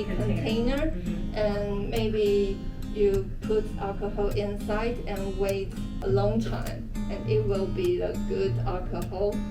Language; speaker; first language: English; non-native, learner; Chinese